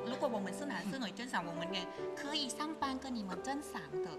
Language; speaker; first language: Chinese; non-native, learner; Thai